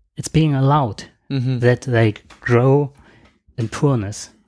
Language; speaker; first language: English; non-native, learner; German